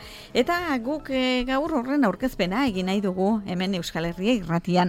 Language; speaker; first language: Basque; native; Basque